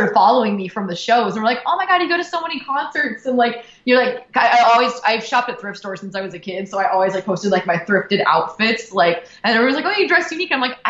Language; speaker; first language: English; native; English